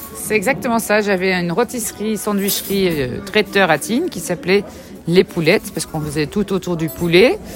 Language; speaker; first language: French; non-native, local second language; Dutch